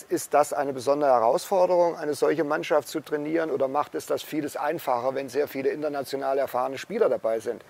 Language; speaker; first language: German; native; German